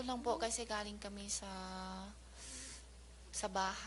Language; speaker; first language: Filipino; non-native, learner; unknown